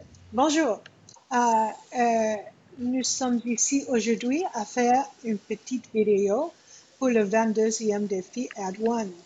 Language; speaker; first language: French; non-native, learner; English